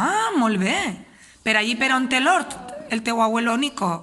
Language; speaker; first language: Catalan; native; Catalan